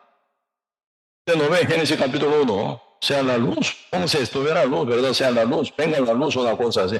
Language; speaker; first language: Spanish; non-native, learner; Korean